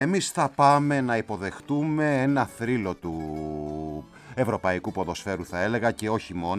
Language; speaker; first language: Greek; native; Greek